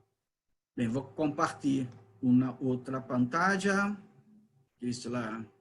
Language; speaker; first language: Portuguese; non-native, learner; Spanish